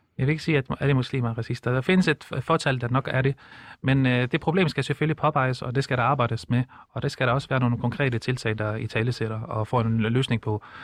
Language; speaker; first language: Danish; early bilingual, other home language; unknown